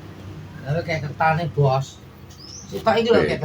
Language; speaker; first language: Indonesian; non-native, local second language; Javanese